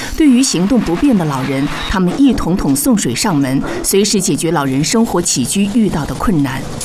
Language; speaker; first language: Chinese; native; Chinese